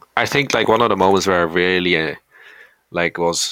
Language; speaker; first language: English; early bilingual, heritage; Dutch